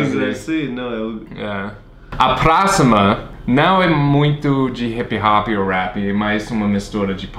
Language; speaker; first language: Portuguese; non-native, fluent; English